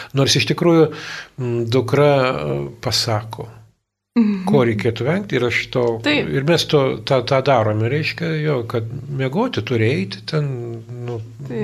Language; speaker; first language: Lithuanian; native; Lithuanian